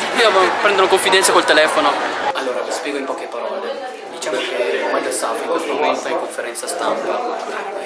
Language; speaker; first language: Italian; early bilingual, other home language; Urdu